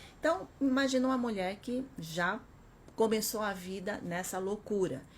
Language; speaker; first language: Portuguese; early bilingual, other home language; Korean